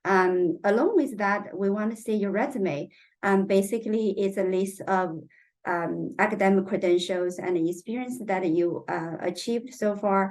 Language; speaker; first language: English; non-native, fluent; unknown